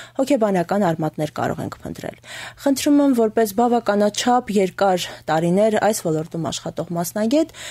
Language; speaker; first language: Armenian; native; Armenian